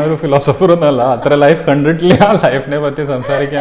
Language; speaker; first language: Malayalam; early bilingual, heritage; Malayalam